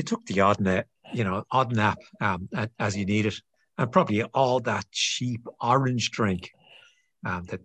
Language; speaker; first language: English; native; English